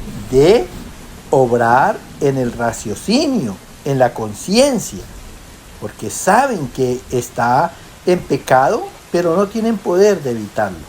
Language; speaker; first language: Spanish; native; Spanish